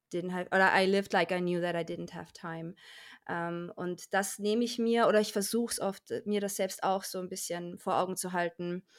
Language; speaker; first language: German; native; German